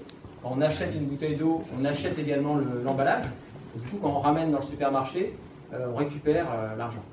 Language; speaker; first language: French; native; French